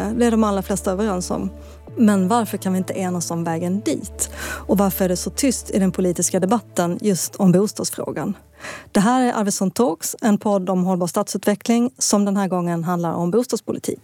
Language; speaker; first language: Swedish; native; Swedish